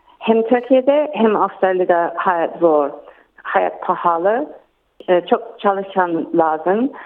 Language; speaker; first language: Turkish; non-native, learner; English